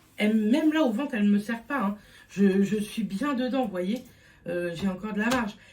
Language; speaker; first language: French; native; French